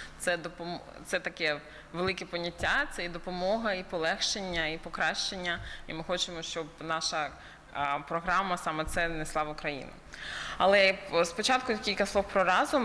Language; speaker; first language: Ukrainian; early bilingual, heritage; Ukrainian